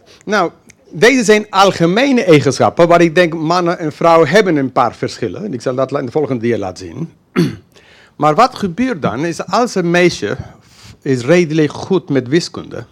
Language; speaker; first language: Dutch; non-native, fluent; English